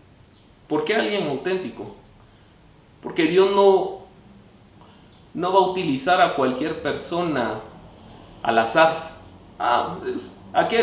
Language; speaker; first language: Spanish; native; Spanish